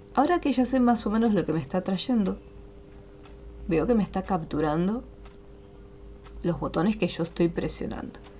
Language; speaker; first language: Spanish; native; Spanish